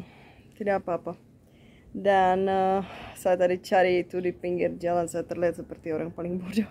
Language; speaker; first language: Indonesian; non-native, fluent; Czech